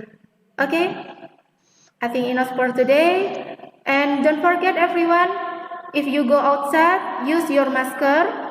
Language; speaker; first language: English; non-native, fluent; Indonesian